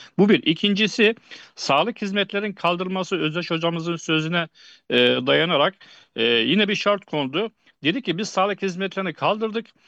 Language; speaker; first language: Turkish; non-native, fluent; Arabic